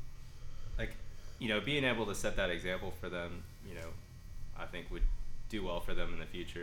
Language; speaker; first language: English; native; English